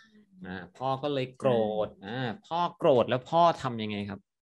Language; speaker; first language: Thai; native; Thai